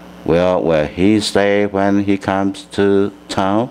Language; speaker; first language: English; non-native, fluent; Chinese